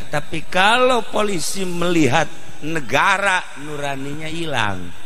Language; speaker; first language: Indonesian; non-native, local second language; Sundanese